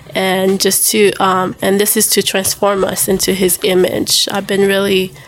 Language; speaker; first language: English; early bilingual, other home language; Haitian Creole